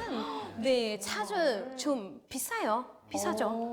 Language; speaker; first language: Korean; non-native, fluent; French